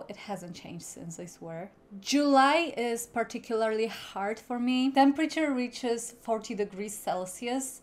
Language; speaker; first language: English; non-native, fluent; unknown